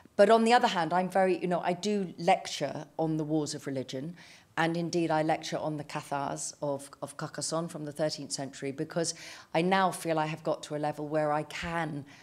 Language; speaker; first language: English; native; English